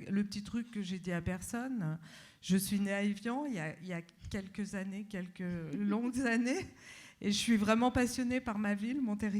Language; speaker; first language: French; native; French